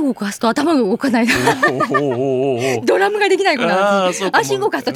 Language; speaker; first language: Japanese; native; Japanese